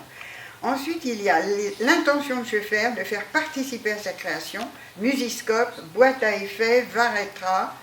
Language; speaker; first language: French; native; French